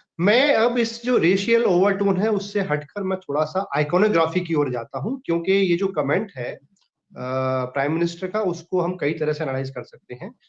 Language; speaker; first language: Hindi; native; Hindi